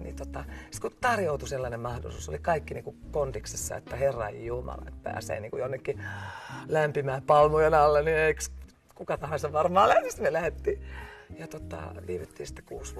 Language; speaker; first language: Finnish; native; Finnish